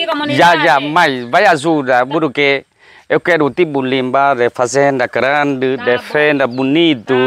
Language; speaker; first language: Portuguese; non-native, learner; Vietnamese